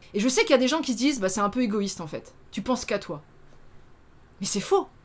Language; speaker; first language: French; native; French